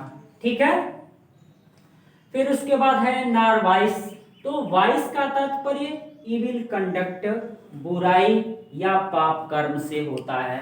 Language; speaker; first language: Hindi; native; Hindi